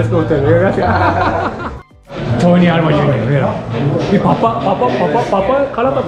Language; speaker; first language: Spanish; non-native, learner; Japanese